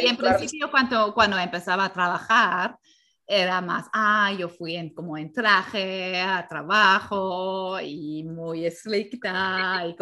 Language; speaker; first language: Spanish; non-native, fluent; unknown